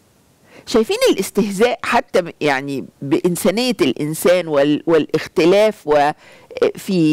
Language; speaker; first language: Arabic; native; Arabic